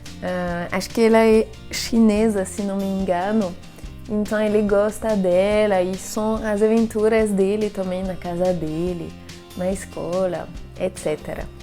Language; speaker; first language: Portuguese; non-native, fluent; French